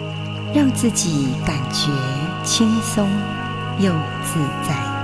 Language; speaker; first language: Chinese; native; Chinese